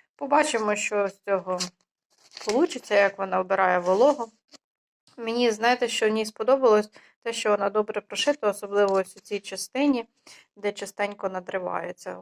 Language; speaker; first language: Ukrainian; non-native, local second language; Russian